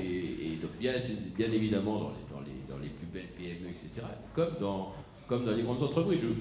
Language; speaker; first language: French; native; French